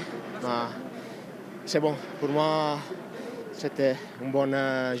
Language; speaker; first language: French; non-native, learner; Italian